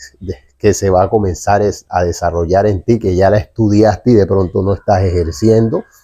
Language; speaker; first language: Spanish; native; Spanish